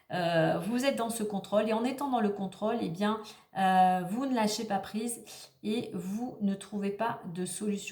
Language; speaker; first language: French; native; French